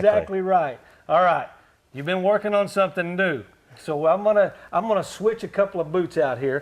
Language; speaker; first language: English; native; English